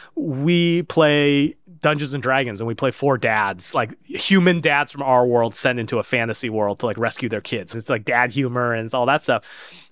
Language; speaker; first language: English; native; English